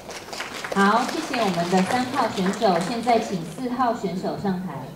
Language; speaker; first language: Chinese; native; Chinese